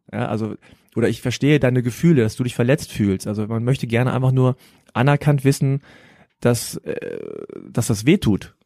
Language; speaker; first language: German; native; German